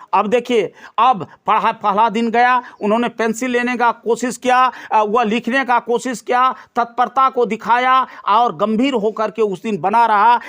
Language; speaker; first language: Hindi; native; Hindi